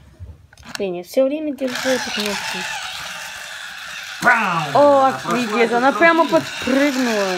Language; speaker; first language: Russian; early bilingual, heritage; Russian